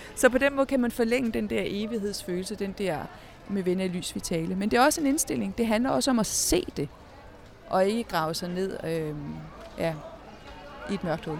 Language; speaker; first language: Danish; early bilingual, other home language; Spanish